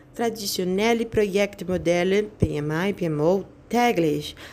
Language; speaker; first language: German; non-native, fluent; Portuguese